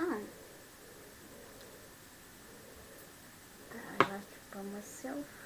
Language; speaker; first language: English; non-native, learner; Vietnamese